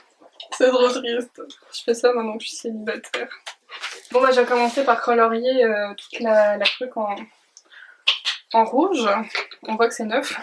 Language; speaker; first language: French; native; French